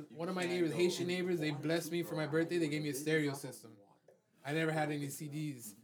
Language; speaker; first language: English; native; English